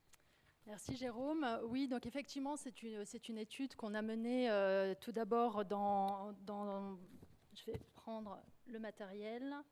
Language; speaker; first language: French; native; French